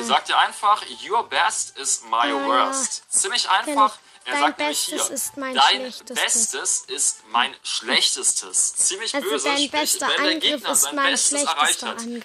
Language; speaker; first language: German; native; German